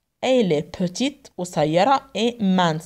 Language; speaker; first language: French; non-native, fluent; Arabic